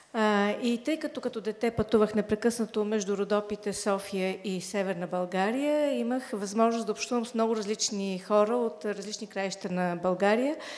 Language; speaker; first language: Bulgarian; native; Bulgarian